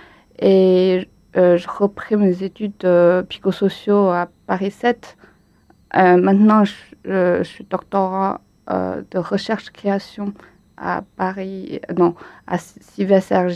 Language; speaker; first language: French; non-native, fluent; Chinese